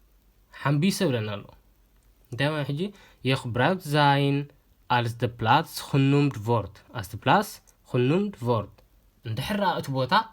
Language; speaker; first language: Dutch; non-native, fluent; Tigrinya